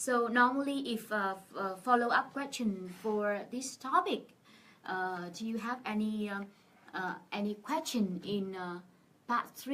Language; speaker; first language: English; non-native, fluent; Vietnamese